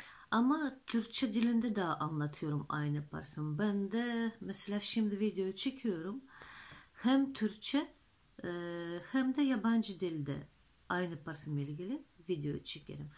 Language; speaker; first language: Turkish; non-native, fluent; Russian